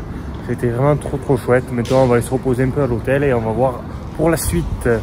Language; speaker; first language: French; native; French